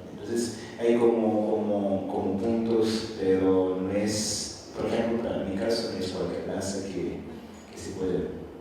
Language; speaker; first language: Spanish; non-native, fluent; Tsonga